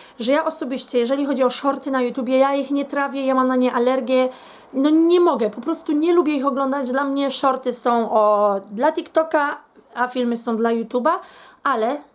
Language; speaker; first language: Polish; native; Polish